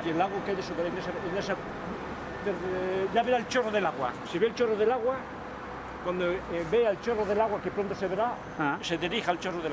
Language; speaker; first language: Spanish; native; Spanish